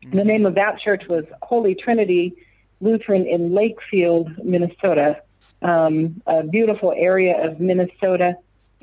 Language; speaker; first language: English; native; English